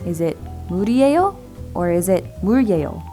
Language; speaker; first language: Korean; non-native, fluent; English